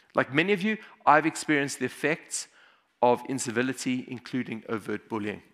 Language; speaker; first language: English; native; English